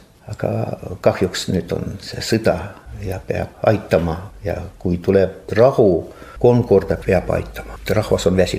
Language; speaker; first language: Estonian; non-native, local second language; Russian